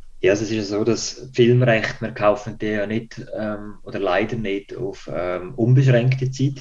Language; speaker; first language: German; native; German